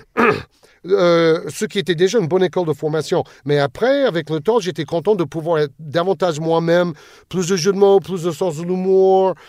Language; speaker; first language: French; non-native, fluent; English